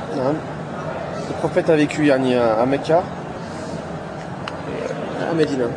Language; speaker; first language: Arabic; non-native, learner; French